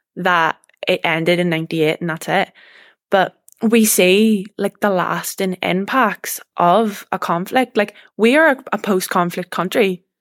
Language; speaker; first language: English; native; English